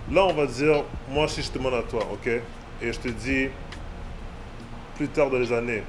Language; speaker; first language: French; native; French